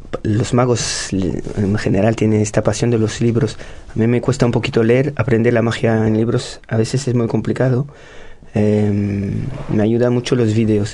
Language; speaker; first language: Spanish; non-native, fluent; French